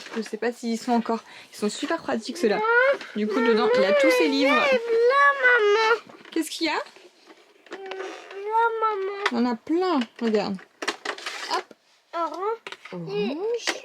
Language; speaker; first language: French; native; French